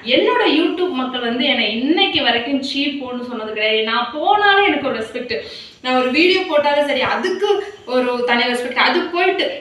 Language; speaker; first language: Tamil; non-native, local second language; Malayalam